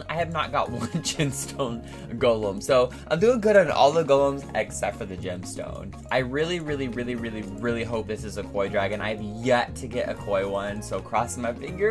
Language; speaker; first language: English; native; English